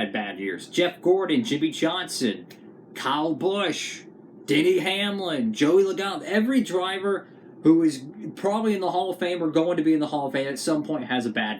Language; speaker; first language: English; native; English